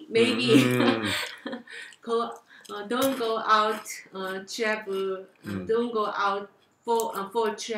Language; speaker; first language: English; non-native, learner; Korean